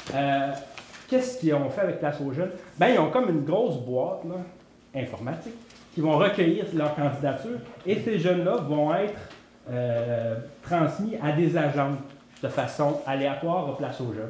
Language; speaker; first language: French; native; French